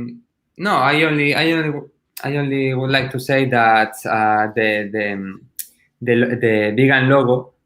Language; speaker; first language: English; non-native, learner; Spanish